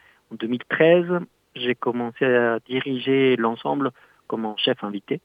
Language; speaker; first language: French; non-native, fluent; Spanish